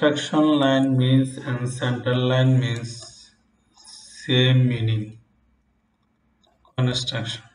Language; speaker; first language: English; non-native, local second language; Bangla